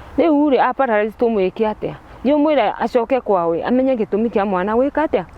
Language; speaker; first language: Kikuyu; non-native, local second language; Turkish